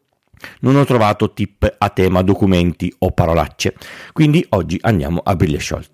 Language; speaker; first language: Italian; native; Italian